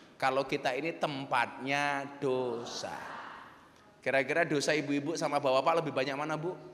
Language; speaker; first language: Indonesian; native; Indonesian